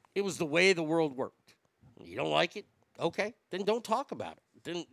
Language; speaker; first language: English; native; English